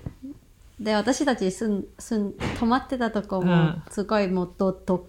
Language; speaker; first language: Japanese; non-native, fluent; Cantonese